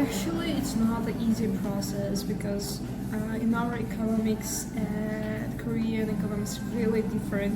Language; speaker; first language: English; non-native, learner; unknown